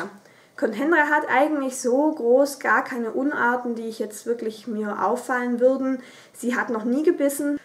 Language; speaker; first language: German; native; German